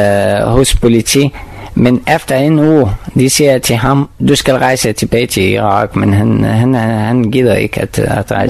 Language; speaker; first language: Danish; non-native, learner; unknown